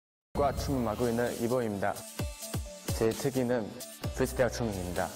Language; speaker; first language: Korean; non-native, fluent; Chinese